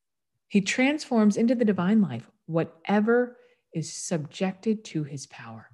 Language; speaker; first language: English; native; English